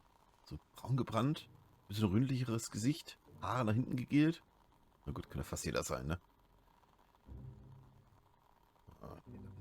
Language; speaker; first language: German; native; German